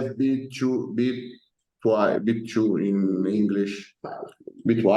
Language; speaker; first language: English; non-native, learner; Italian